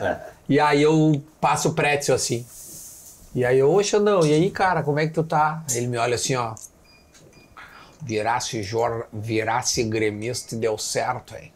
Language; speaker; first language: Portuguese; native; Portuguese